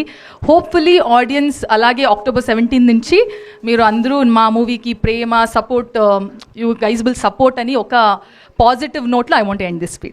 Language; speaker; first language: Telugu; non-native, fluent; Kannada